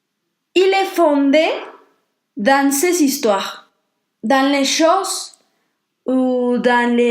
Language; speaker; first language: French; non-native, learner; Spanish